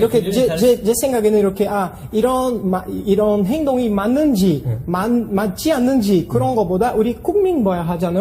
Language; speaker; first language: Korean; non-native, fluent; Portuguese